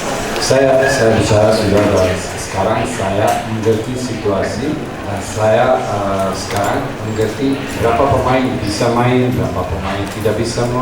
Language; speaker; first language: Indonesian; non-native, learner; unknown